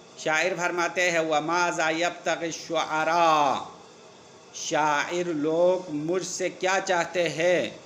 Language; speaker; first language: Urdu; non-native, local second language; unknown